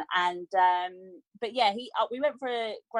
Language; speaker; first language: English; native; English